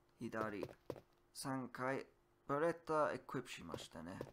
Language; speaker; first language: Japanese; non-native, learner; English